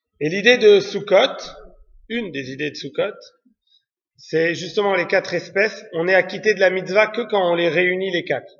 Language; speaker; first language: French; native; French